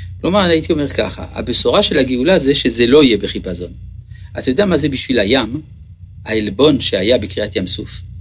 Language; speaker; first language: Hebrew; early bilingual, other home language; French